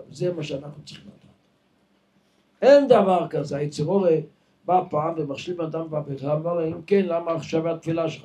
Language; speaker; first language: Hebrew; non-native, local second language; Yiddish